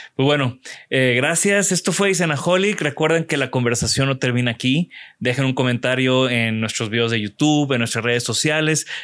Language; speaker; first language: Spanish; native; Spanish